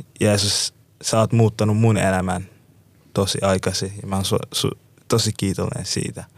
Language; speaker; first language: Finnish; native; Finnish